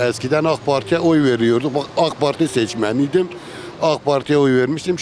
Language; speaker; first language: Turkish; non-native, local second language; Kurdish